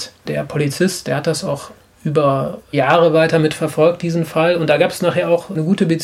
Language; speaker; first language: German; native; German